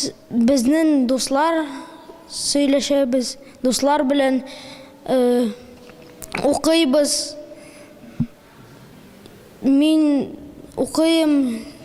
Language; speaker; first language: Tatar; non-native, local second language; Uzbek